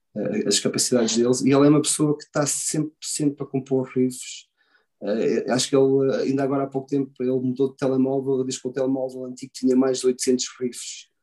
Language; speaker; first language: Portuguese; early bilingual, heritage; Portuguese